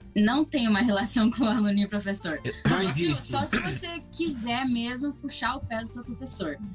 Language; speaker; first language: Portuguese; early bilingual, heritage; English